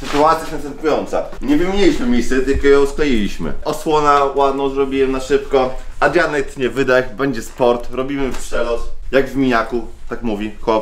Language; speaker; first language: Polish; native; Polish